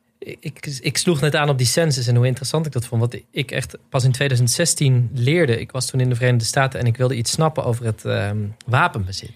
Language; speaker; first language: Dutch; native; Dutch